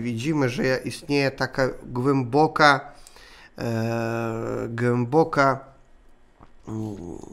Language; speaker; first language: Polish; non-native, learner; Russian